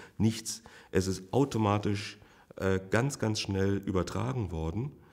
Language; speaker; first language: German; native; German